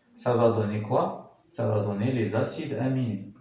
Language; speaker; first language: French; non-native, local second language; Arabic